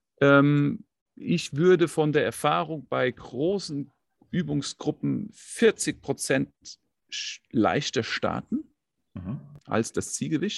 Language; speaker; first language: German; native; German